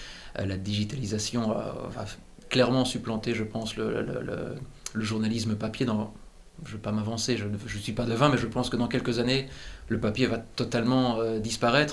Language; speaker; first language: French; native; French